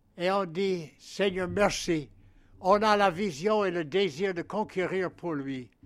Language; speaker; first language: French; non-native, fluent; English